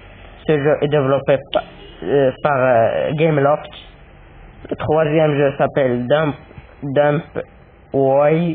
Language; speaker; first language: French; non-native, learner; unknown